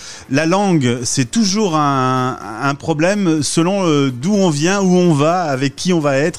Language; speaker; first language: French; native; French